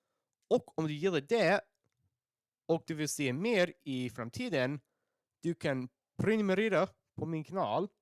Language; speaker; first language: Swedish; non-native, learner; English